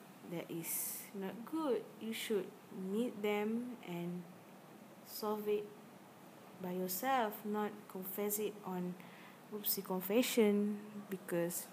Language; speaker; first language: English; non-native, learner; Malay